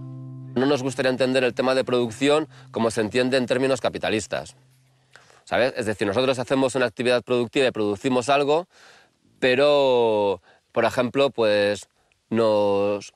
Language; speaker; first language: Spanish; native; Spanish